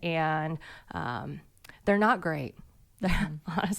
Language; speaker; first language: English; native; English